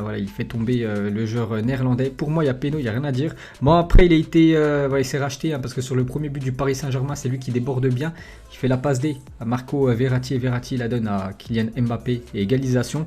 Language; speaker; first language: French; native; French